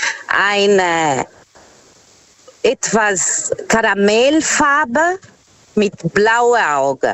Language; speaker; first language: German; non-native, fluent; Portuguese